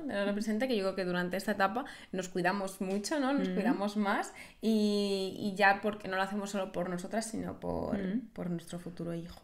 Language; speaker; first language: Spanish; native; Spanish